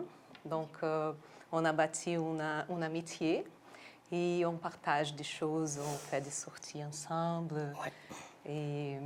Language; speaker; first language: French; non-native, local second language; English